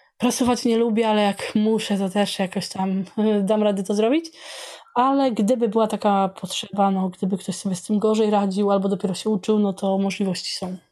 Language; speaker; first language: Polish; native; Polish